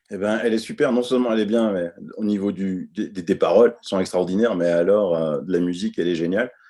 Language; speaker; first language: French; native; French